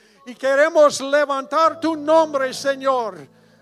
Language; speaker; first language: Spanish; non-native, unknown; English